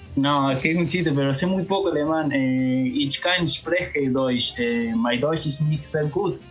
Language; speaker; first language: Spanish; native; Spanish